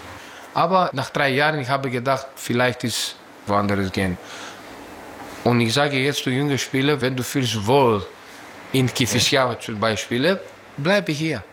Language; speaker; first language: German; non-native, fluent; Greek